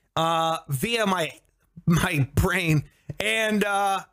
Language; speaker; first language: English; native; English